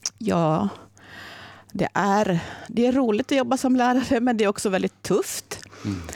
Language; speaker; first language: Swedish; native; Swedish